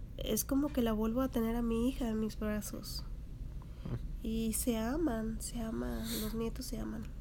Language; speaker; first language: Spanish; native; Spanish